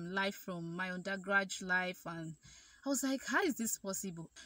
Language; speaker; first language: English; non-native, local second language; Igbo